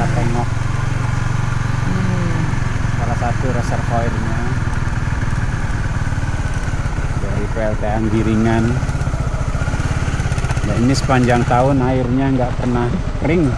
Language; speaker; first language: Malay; non-native, local second language; Javanese